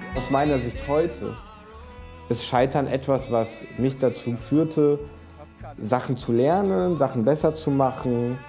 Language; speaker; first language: German; early bilingual, other home language; Czech